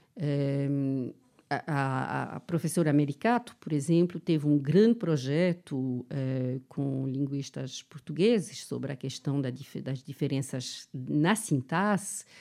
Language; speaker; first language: Portuguese; non-native, fluent; French